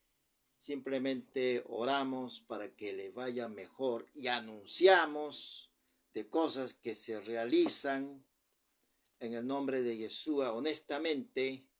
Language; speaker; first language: Spanish; native; Spanish